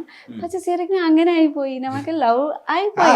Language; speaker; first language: Malayalam; non-native, learner; Nepali